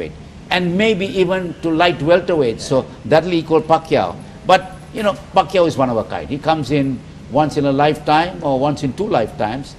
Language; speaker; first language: English; non-native, local second language; Filipino